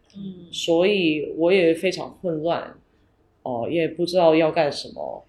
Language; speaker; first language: Chinese; early bilingual, heritage; English